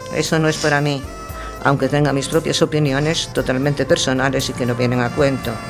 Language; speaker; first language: Spanish; non-native, local second language; Galician